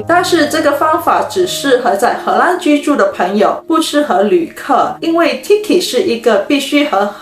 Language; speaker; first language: Chinese; native; Chinese